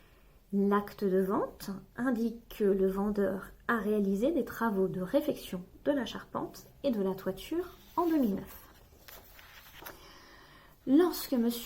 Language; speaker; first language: French; native; French